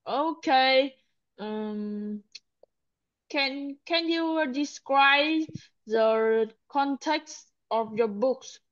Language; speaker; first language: English; non-native, learner; Vietnamese